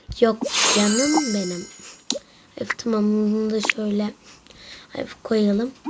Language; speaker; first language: Turkish; native; Turkish